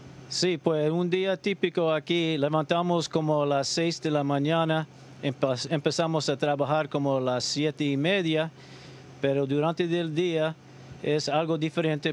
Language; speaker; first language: Spanish; early bilingual, other home language; English